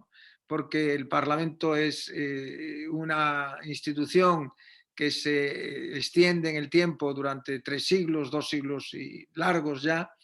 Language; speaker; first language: Spanish; native; Spanish